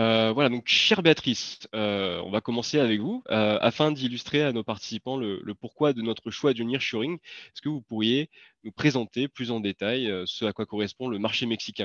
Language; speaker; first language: French; native; French